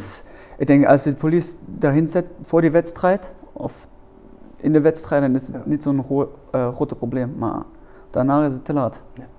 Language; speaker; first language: Dutch; non-native, learner; German